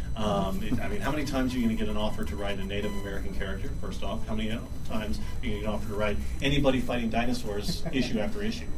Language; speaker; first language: English; native; English